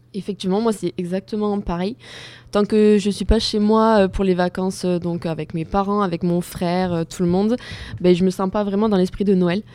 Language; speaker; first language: French; native; French